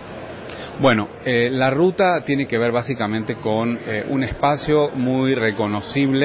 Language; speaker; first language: Spanish; native; Spanish